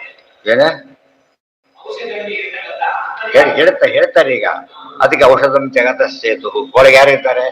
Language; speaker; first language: Kannada; native; Kannada